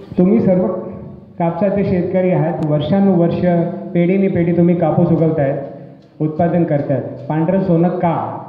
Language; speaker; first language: Marathi; non-native, local second language; Hindi